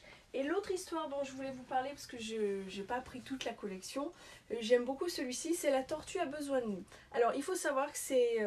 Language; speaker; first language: French; native; French